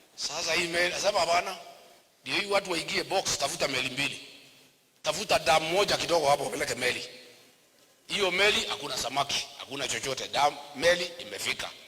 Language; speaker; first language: Swahili; non-native, local second language; Kikuyu